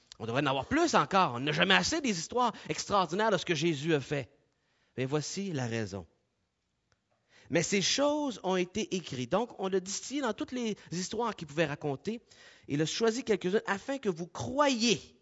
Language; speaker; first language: French; native; French